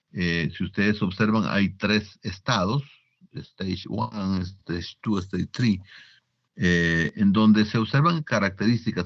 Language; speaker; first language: Spanish; native; Spanish